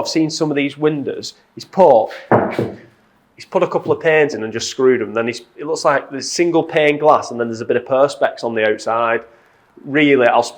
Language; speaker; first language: English; native; English